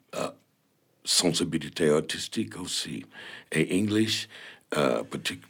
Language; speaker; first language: French; non-native, fluent; English